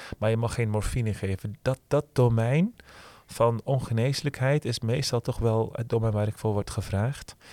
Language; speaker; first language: Dutch; early bilingual, other home language; Turkish